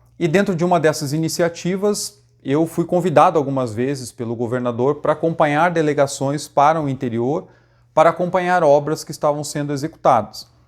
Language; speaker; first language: Portuguese; native; Portuguese